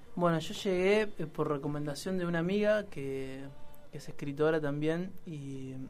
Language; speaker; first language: Spanish; native; Spanish